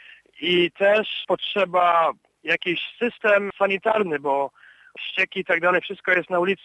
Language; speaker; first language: Polish; early bilingual, heritage; Polish